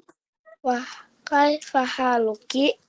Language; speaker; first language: Arabic; non-native, learner; Indonesian